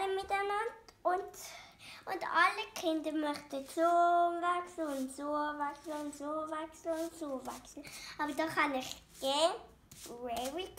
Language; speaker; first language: German; non-native, learner; Indonesian